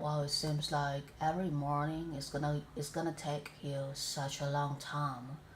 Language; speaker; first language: English; non-native, fluent; Vietnamese